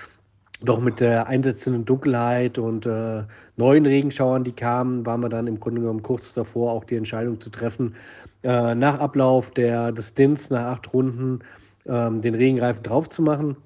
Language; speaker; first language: German; native; German